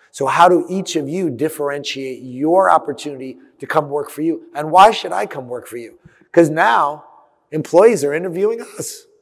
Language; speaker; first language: English; early bilingual, other home language; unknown